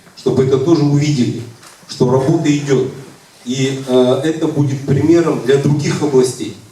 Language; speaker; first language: Russian; non-native, local second language; Kazakh